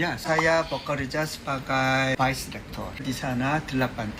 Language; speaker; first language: Indonesian; non-native, learner; Korean